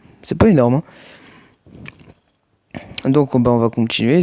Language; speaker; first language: French; native; French